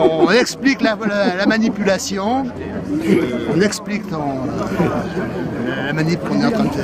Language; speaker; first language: French; native; French